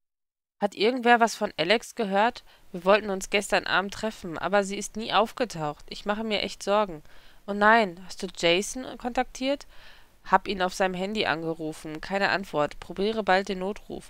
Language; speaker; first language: German; native; German